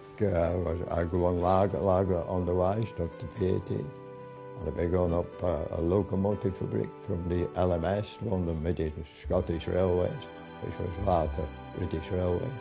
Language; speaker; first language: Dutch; non-native, learner; English